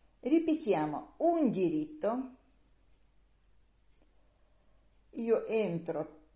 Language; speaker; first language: Italian; non-native, learner; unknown